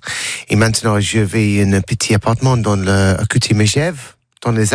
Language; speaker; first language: French; non-native, learner; English